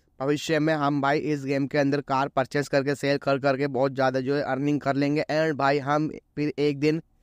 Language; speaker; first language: Hindi; native; Hindi